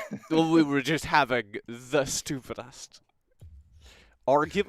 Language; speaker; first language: English; native; English